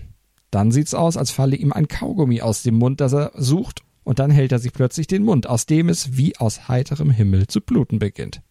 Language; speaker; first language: German; native; German